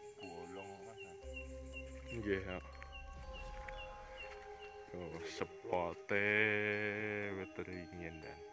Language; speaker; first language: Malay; non-native, local second language; Javanese